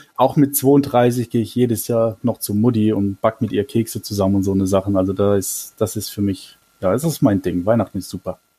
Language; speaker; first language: German; native; German